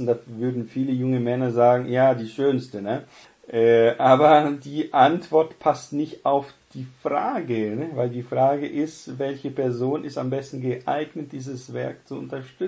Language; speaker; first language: German; non-native, fluent; Portuguese